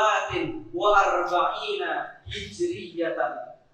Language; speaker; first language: Arabic; non-native, fluent; Indonesian